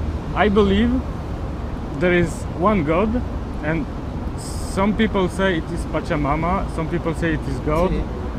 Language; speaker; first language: English; non-native, learner; Polish